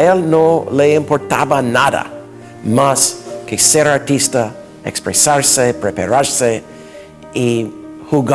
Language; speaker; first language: Spanish; non-native, fluent; English